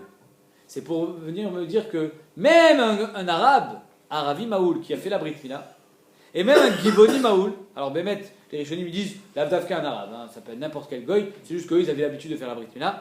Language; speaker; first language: French; native; French